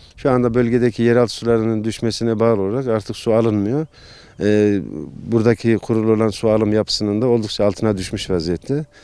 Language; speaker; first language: Turkish; native; Turkish